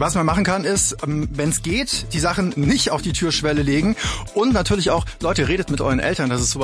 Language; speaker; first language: German; native; German